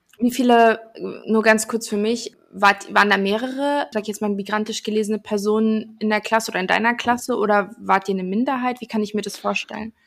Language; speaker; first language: German; native; German